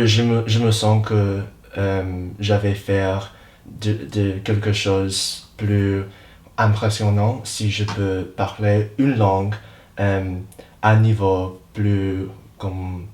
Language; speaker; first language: French; non-native, learner; English